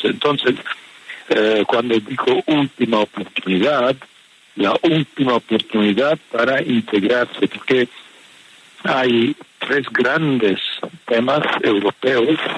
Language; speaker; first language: Spanish; non-native, fluent; Italian